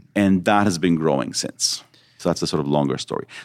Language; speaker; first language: English; early bilingual, other home language; Hebrew